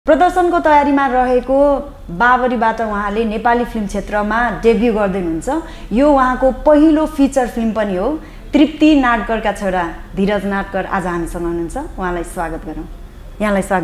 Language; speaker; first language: Nepali; native; Nepali